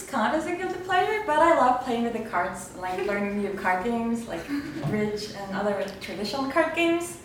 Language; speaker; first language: English; non-native, fluent; Turkish